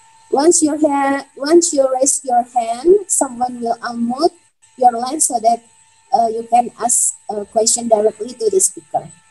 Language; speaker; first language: English; non-native, fluent; Indonesian